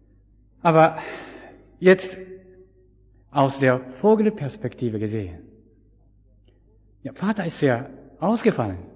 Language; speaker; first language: German; non-native, fluent; Japanese